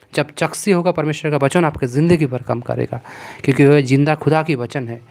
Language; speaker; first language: Hindi; non-native, local second language; Bangla